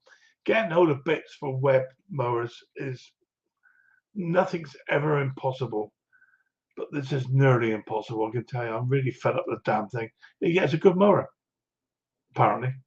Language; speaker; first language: English; native; English